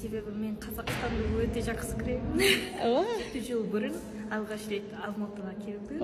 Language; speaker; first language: Kazakh; non-native, learner; Japanese